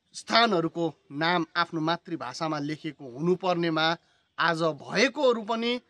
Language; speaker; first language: Nepali; native; Nepali